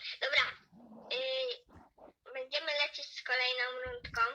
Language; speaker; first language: Polish; native; Polish